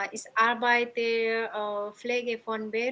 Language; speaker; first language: German; non-native, learner; Nepali